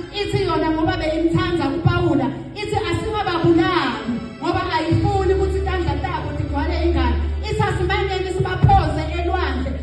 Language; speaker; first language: Zulu; non-native, local second language; Swati